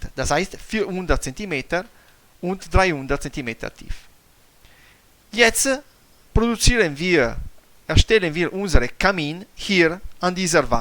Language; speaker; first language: German; non-native, fluent; Italian